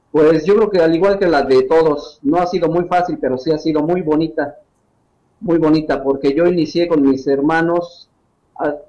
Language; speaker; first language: Spanish; native; Spanish